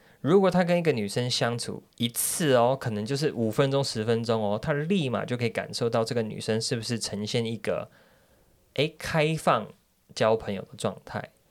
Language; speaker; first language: Chinese; native; Chinese